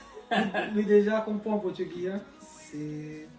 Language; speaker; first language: French; non-native, learner; Portuguese